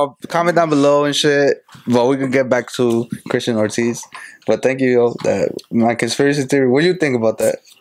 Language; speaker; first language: English; early bilingual, other home language; Spanish